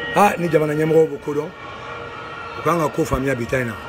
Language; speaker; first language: French; non-native, local second language; Bambara